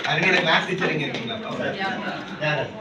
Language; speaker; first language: Tamil; native; Tamil